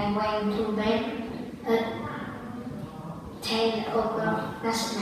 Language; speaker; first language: English; non-native, learner; Vietnamese